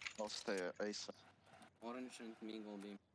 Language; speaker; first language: English; non-native, learner; Turkish